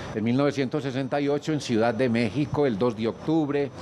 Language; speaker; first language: Spanish; native; Spanish